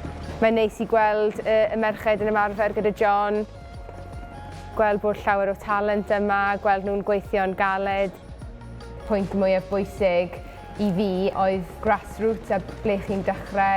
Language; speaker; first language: Welsh; non-native, local second language; English